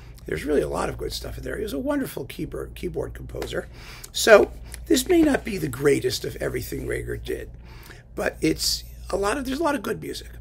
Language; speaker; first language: English; native; English